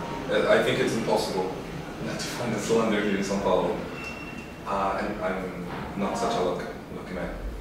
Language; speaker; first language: English; non-native, fluent; Portuguese